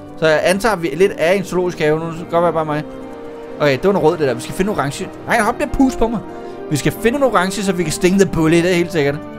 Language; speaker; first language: Danish; native; Danish